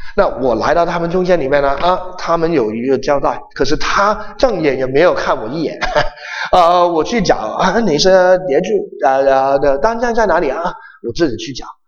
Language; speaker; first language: Chinese; non-native, local second language; Cantonese